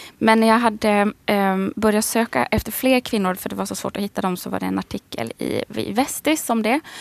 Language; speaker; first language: Swedish; native; Swedish